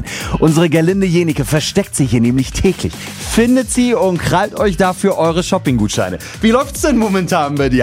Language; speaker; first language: German; native; German